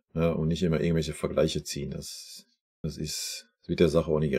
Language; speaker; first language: German; native; German